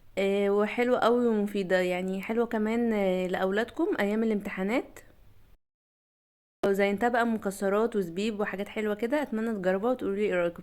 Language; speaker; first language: Arabic; native; Arabic